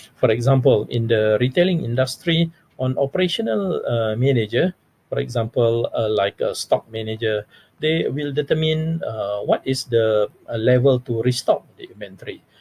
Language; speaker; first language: English; non-native, local second language; Malay